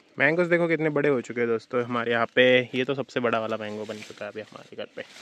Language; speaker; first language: Hindi; non-native, local second language; Marathi